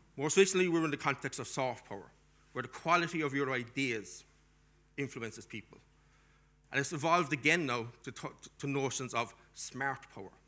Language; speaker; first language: English; native; English